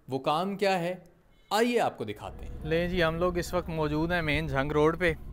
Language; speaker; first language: Urdu; non-native, local second language; Punjabi